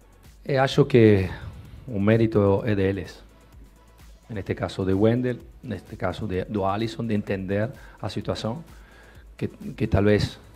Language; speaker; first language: Portuguese; non-native, fluent; Spanish